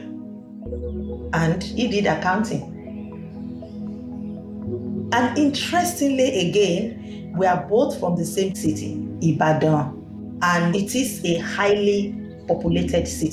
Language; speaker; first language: English; non-native, local second language; Yoruba